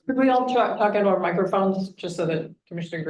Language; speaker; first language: English; native; English